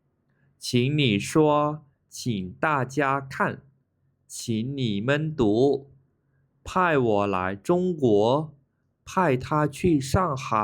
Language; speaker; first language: Chinese; non-native, fluent; Khmer